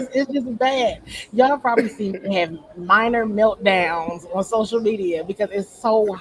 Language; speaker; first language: English; native; English